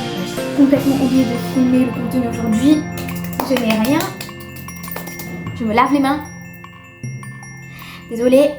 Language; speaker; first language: French; native; French